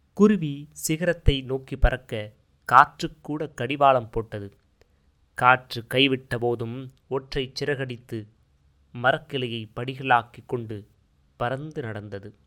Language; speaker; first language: Tamil; native; Tamil